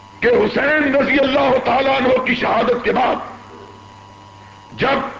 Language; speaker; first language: Urdu; non-native, local second language; Punjabi